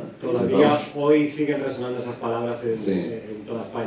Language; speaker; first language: Spanish; native; Spanish